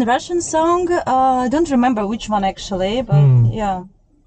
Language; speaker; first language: English; non-native, fluent; Russian